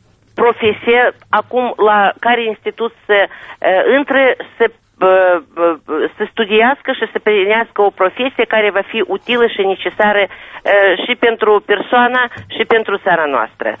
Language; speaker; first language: Romanian; non-native, local second language; Russian